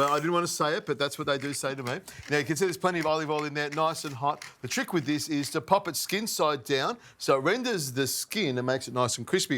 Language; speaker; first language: English; native; English